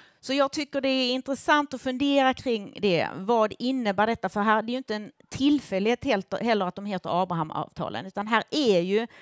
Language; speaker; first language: Swedish; native; Swedish